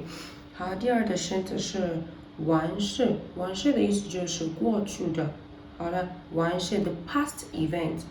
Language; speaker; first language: Chinese; non-native, learner; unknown